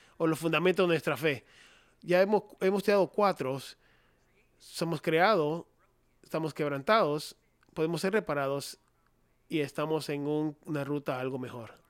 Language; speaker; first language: Spanish; non-native, fluent; English